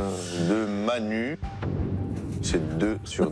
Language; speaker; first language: French; non-native, fluent; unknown